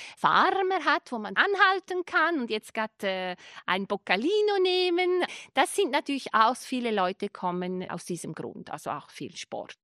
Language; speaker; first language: German; non-native, local second language; Italian